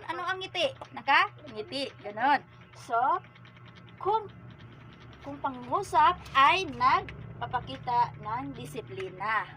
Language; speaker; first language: Filipino; non-native, local second language; Cebuano